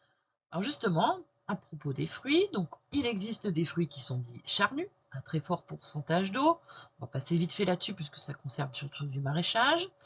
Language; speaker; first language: French; native; French